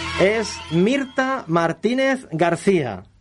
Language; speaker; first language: Spanish; native; Spanish